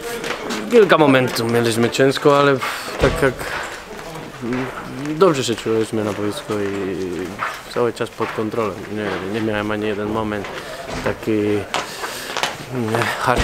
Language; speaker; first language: Polish; non-native, fluent; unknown